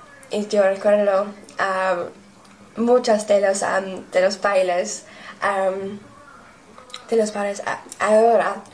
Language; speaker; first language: Spanish; non-native, learner; English